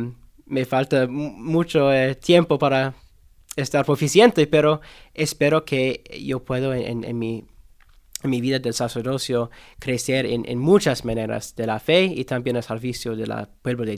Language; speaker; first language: Spanish; non-native, learner; English